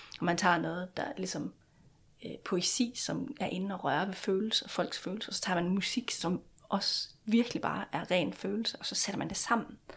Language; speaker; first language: Danish; non-native, local second language; Faroese